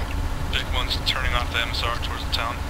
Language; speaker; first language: English; native; English